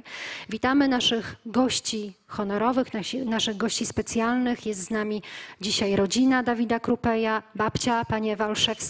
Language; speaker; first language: Polish; native; Polish